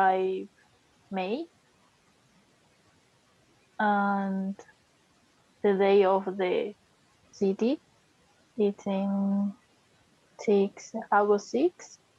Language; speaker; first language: English; non-native, learner; Spanish